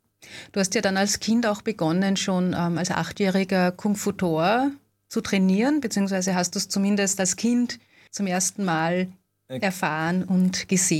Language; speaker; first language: German; native; German